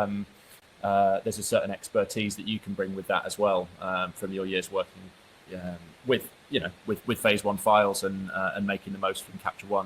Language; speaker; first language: English; native; English